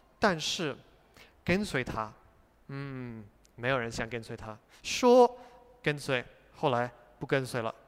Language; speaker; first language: Chinese; non-native, fluent; English